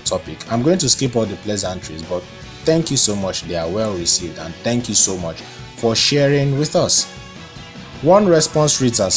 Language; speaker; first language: English; non-native, local second language; Igbo